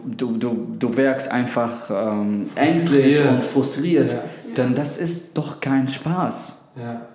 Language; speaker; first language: German; non-native, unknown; Arabic